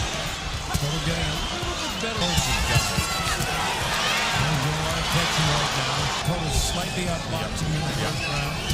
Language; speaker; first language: English; native; English